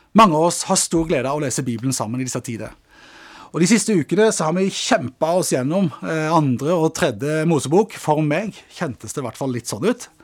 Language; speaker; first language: Norwegian; native; Norwegian